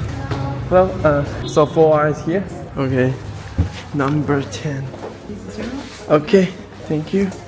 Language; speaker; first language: English; non-native, learner; Chinese